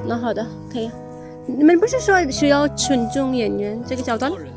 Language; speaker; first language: Chinese; non-native, fluent; Urdu